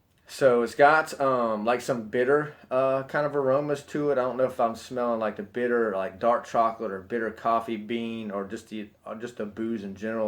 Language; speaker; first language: English; native; English